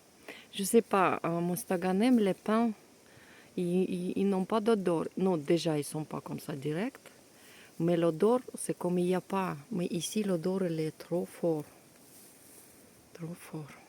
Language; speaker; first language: French; non-native, learner; Russian